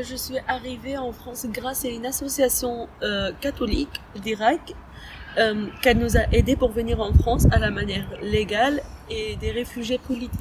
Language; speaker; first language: French; early bilingual, other home language; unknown